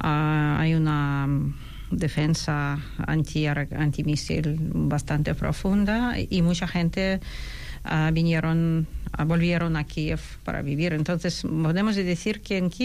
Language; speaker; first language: Spanish; non-native, fluent; Ukrainian